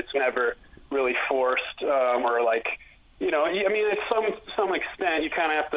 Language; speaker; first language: English; native; English